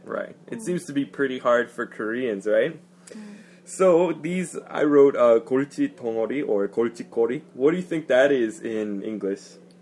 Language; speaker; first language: English; native; English